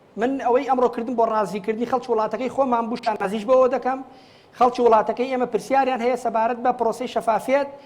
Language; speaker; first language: Central Kurdish; native; Central Kurdish